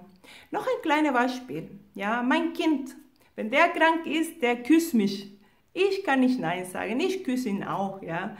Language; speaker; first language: German; non-native, fluent; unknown